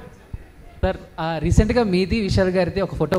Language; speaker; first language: Telugu; native; Telugu